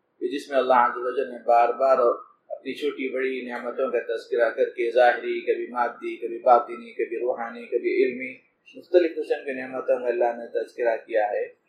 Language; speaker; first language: Urdu; native; Urdu